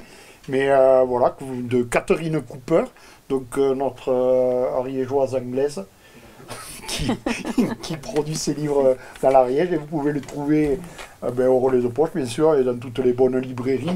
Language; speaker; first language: French; native; French